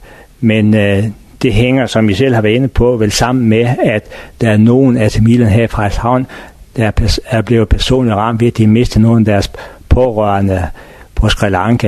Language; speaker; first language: Danish; native; Danish